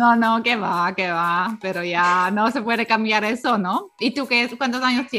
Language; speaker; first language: Spanish; non-native, fluent; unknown